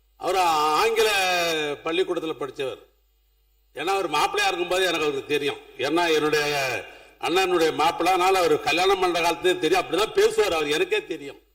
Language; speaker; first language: Tamil; native; Tamil